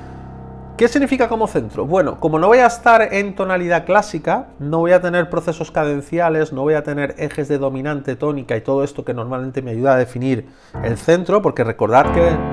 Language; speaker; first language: Spanish; native; Spanish